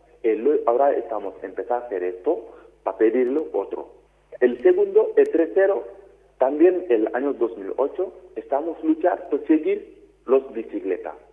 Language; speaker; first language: Spanish; non-native, learner; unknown